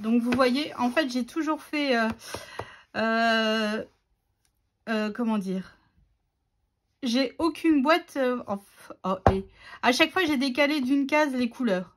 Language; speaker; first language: French; native; French